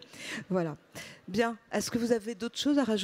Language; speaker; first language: French; native; French